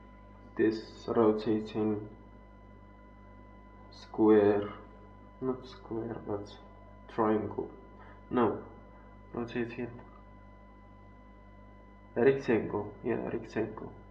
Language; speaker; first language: English; non-native, fluent; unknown